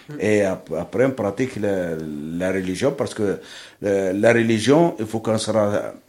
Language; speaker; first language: French; non-native, local second language; Arabic